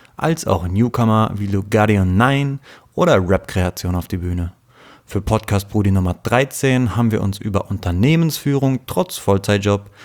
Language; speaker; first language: German; native; German